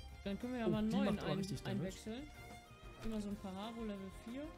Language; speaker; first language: German; native; German